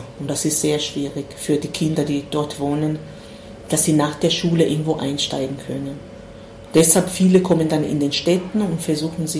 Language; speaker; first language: German; non-native, fluent; Swahili